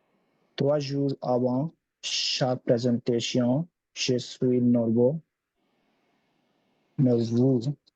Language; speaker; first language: French; non-native, learner; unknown